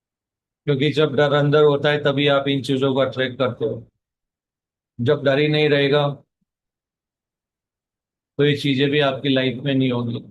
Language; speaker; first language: Hindi; native; Hindi